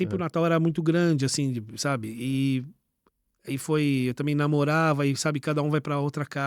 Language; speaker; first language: Portuguese; native; Portuguese